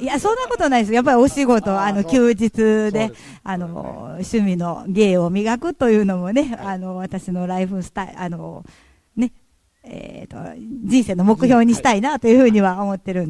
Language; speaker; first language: Japanese; native; Japanese